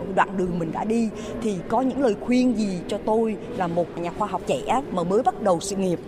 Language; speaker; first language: Vietnamese; native; Vietnamese